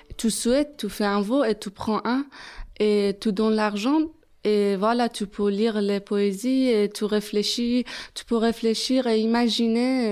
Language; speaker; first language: French; non-native, fluent; Persian